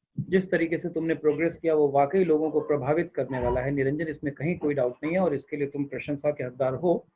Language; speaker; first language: Hindi; native; Hindi